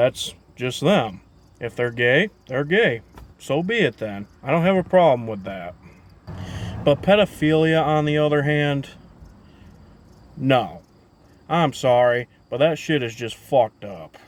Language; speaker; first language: English; native; English